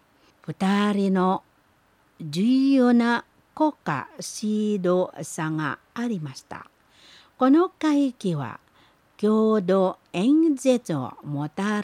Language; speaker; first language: Japanese; non-native, learner; Indonesian